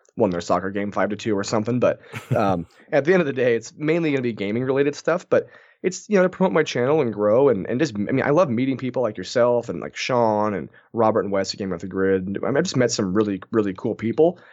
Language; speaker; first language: English; native; English